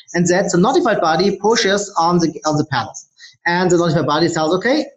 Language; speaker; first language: English; non-native, fluent; German